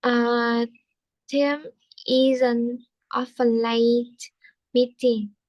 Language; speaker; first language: English; non-native, learner; Vietnamese